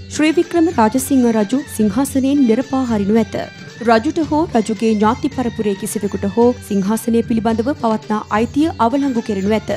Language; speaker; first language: Sinhala; native; Sinhala